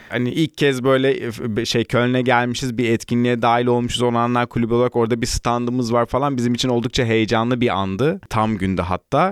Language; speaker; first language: Turkish; native; Turkish